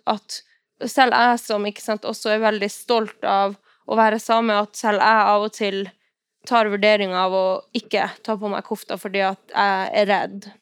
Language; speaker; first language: Norwegian; non-native, local second language; Northern Sami